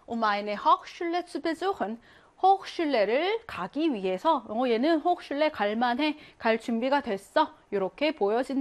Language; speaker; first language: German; non-native, fluent; Korean